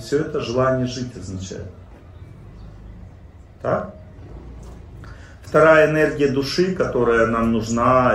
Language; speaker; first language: Russian; native; Russian